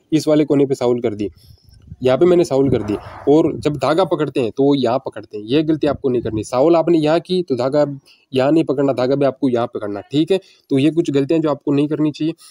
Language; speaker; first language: Hindi; native; Hindi